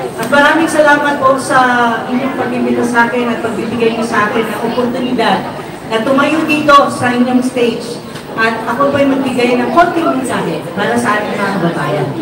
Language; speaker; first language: Filipino; non-native, local second language; Waray